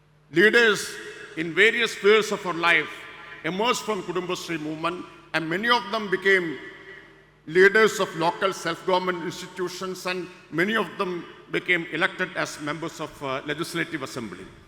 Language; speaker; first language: English; non-native, local second language; Malayalam